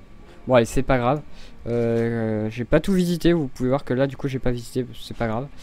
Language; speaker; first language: French; native; French